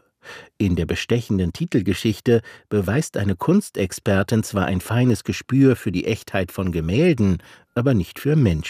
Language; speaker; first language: German; native; German